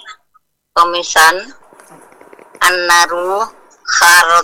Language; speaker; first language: Arabic; non-native, learner; Indonesian